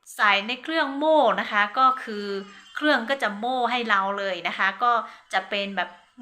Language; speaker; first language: Thai; non-native, local second language; Hmong